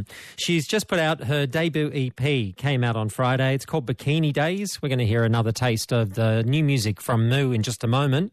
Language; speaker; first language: English; native; English